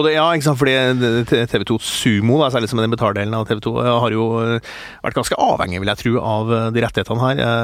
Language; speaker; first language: Norwegian; native; Norwegian